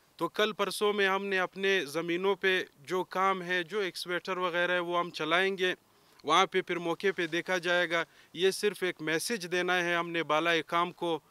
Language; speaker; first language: Urdu; non-native, local second language; Pashto